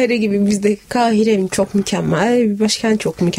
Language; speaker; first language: Turkish; non-native, fluent; Arabic